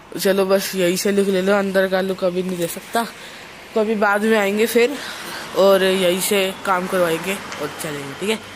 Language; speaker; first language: Hindi; native; Hindi